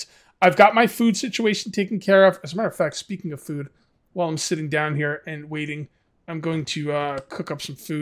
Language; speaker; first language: English; native; English